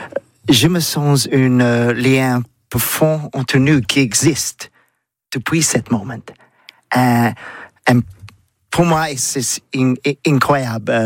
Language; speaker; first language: French; non-native, learner; English